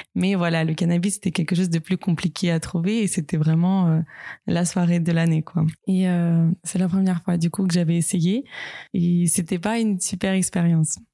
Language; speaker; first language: French; non-native, fluent; Russian